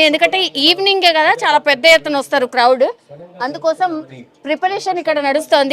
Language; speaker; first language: Telugu; native; Telugu